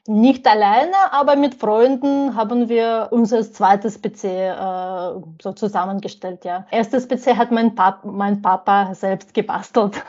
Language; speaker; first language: German; non-native, fluent; Ukrainian